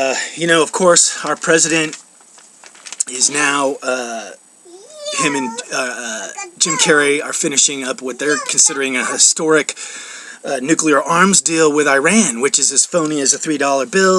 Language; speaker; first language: English; native; English